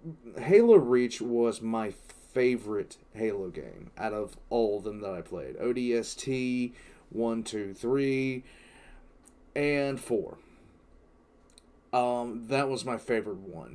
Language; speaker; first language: English; native; English